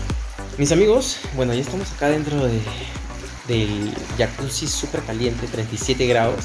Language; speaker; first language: Spanish; native; Spanish